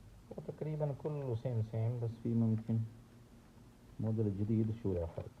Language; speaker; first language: Arabic; non-native, learner; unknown